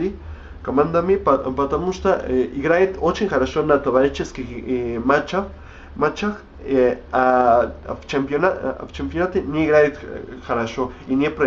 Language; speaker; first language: Russian; non-native, learner; Spanish